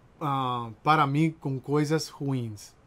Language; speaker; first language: Portuguese; non-native, learner; Spanish